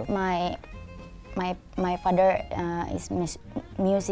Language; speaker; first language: English; non-native, learner; Indonesian